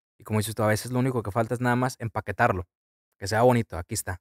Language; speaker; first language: Spanish; early bilingual, heritage; Spanish